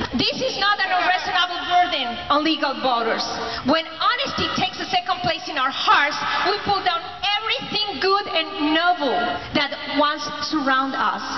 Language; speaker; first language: English; non-native, fluent; Spanish